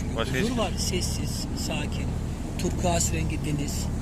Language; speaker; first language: Turkish; native; Turkish